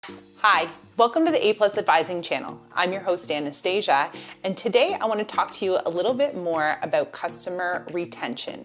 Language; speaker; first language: English; native; English